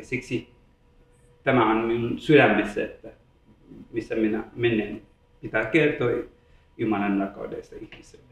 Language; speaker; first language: Finnish; non-native, learner; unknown